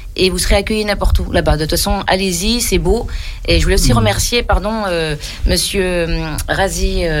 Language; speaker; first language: French; early bilingual, other home language; Arabic